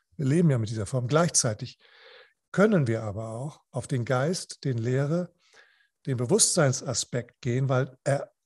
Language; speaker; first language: German; non-native, fluent; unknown